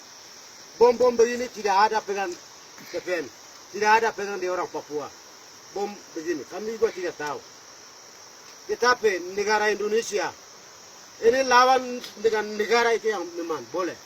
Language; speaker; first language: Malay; non-native, local second language; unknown